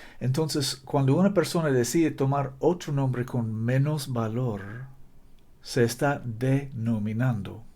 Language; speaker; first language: Spanish; non-native, fluent; English